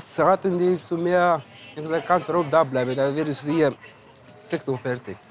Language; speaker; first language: German; non-native, learner; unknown